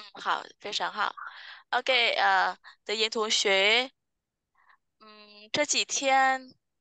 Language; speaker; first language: Chinese; non-native, fluent; Vietnamese